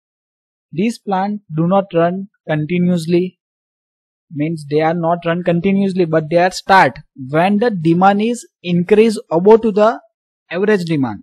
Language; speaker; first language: English; non-native, local second language; Gujarati